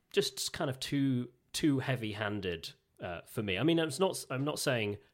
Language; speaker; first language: English; native; English